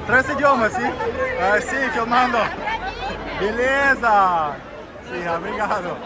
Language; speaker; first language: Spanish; non-native, learner; Russian